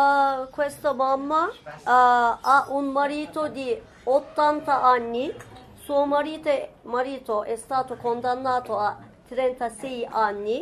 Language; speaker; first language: Italian; non-native, fluent; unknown